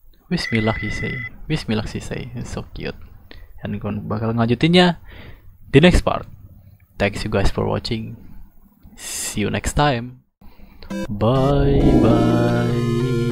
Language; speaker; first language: English; non-native, learner; Indonesian